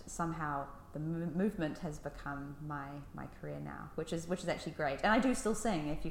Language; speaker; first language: English; native; English